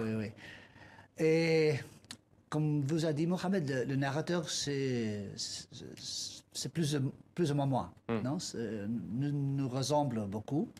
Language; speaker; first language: French; non-native, learner; Spanish